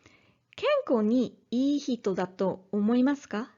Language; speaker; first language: Japanese; non-native, learner; English